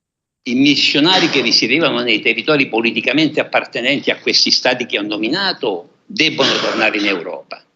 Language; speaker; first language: Italian; native; Italian